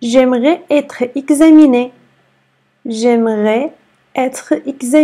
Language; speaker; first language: French; non-native, fluent; Arabic